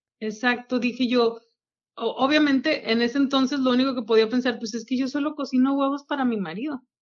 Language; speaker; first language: Spanish; native; Spanish